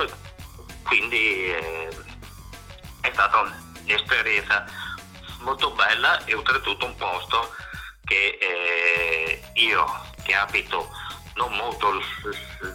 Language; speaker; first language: Italian; native; Italian